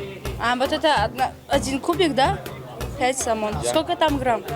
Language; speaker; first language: Russian; non-native, local second language; Tajik